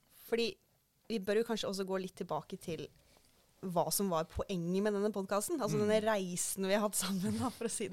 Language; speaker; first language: Norwegian; native; Norwegian